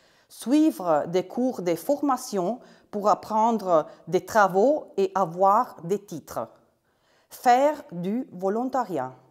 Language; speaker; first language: French; non-native, fluent; Italian